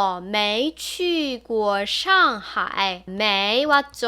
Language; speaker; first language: Chinese; non-native, fluent; Korean